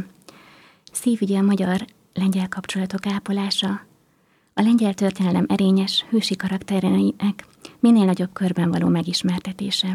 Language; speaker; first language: Hungarian; native; Hungarian